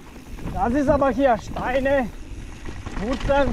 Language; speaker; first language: German; non-native, fluent; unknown